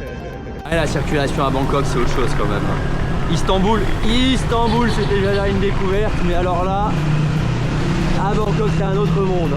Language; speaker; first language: French; native; French